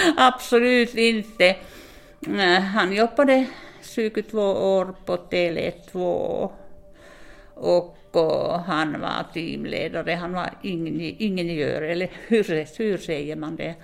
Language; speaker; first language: Swedish; non-native, fluent; Finnish